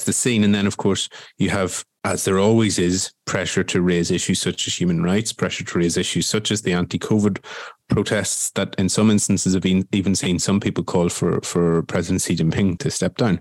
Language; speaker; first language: English; native; English